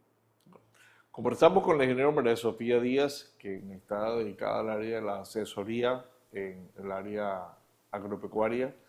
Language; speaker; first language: Spanish; native; Spanish